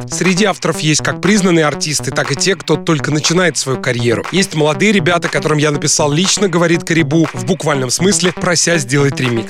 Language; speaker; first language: Russian; native; Russian